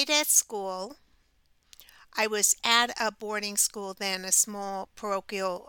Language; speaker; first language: English; native; English